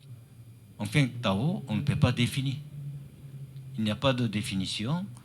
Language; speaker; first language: French; non-native, learner; Chinese